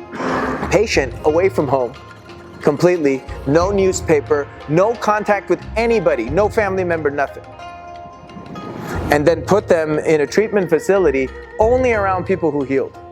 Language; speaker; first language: English; native; English